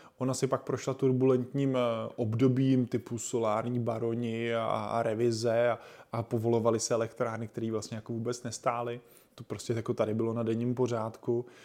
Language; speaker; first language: Czech; native; Czech